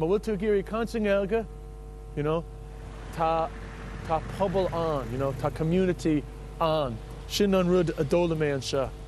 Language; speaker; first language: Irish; non-native, learner; English